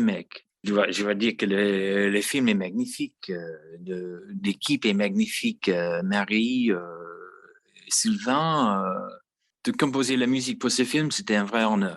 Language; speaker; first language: French; non-native, fluent; English